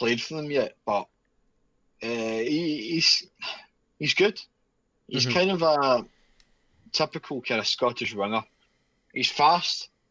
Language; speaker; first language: English; native; English